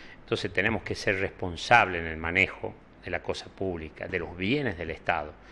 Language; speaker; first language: Spanish; native; Spanish